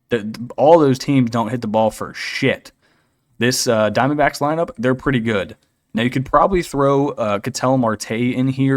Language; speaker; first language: English; native; English